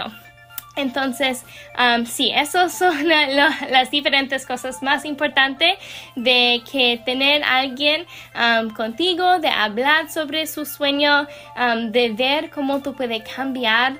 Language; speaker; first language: Spanish; non-native, learner; English